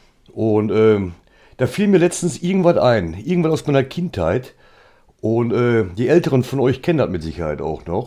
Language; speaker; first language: German; native; German